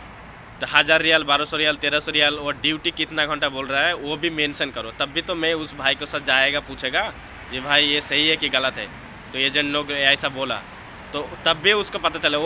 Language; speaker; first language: Hindi; non-native, local second language; Bangla